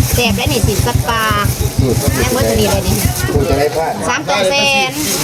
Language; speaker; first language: Thai; native; Thai